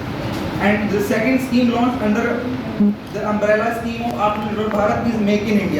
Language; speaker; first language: English; non-native, local second language; Hindi